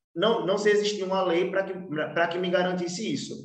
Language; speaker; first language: Portuguese; native; Portuguese